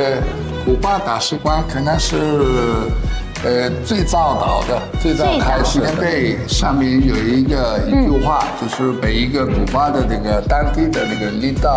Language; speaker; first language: Chinese; non-native, fluent; Spanish